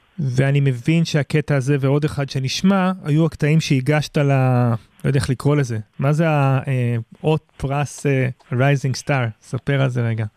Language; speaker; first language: Hebrew; native; Hebrew